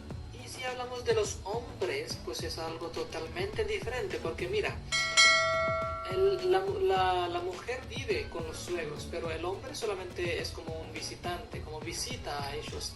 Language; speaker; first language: Spanish; non-native, fluent; Hindi